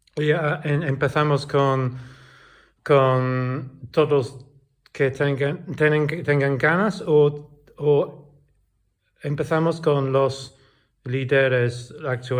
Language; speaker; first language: Spanish; non-native, learner; English